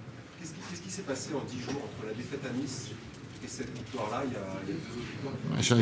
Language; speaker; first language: French; native; French